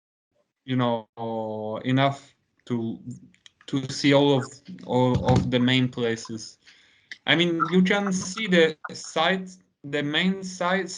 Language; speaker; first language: English; non-native, fluent; Italian